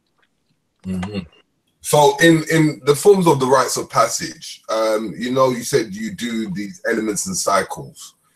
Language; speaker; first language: English; native; English